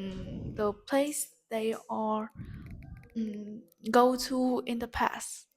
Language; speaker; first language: English; non-native, learner; Vietnamese